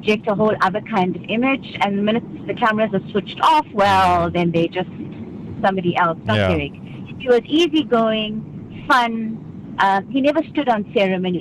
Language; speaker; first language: English; native; English